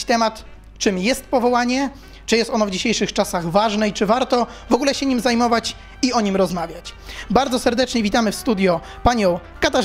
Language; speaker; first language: Polish; native; Polish